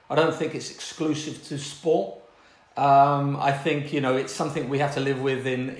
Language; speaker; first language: English; native; English